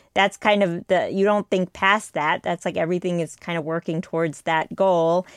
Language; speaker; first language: English; native; English